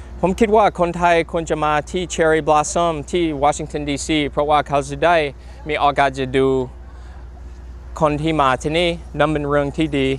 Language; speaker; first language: Thai; non-native, fluent; English